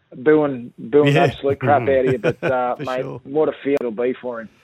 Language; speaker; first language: English; native; English